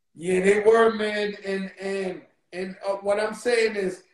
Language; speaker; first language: English; native; English